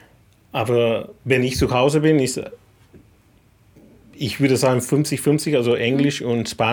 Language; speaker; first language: German; non-native, fluent; Spanish